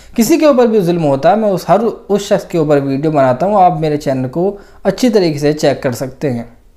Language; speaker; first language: Hindi; native; Hindi